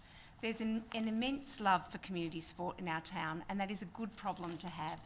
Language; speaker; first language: English; native; English